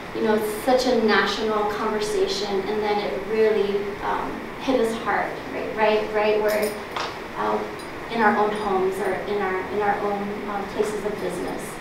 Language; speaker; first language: English; native; English